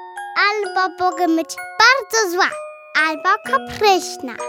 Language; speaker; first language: Polish; early bilingual, heritage; German